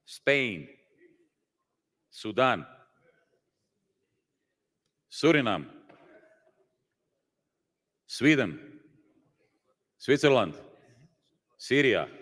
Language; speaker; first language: English; non-native, fluent; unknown